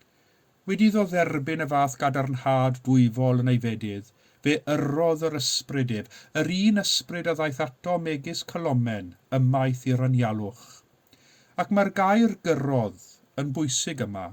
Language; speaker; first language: Welsh; native; Welsh